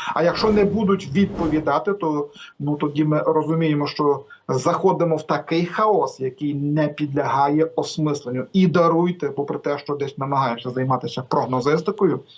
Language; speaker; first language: Ukrainian; native; Ukrainian